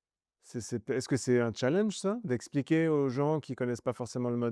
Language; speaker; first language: French; native; French